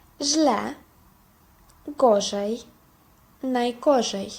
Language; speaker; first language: Polish; non-native, fluent; Ukrainian